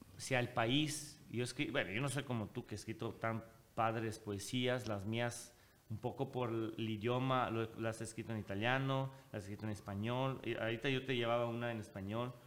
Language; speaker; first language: Spanish; non-native, fluent; Italian